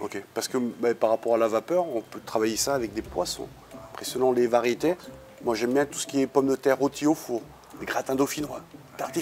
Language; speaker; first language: French; native; French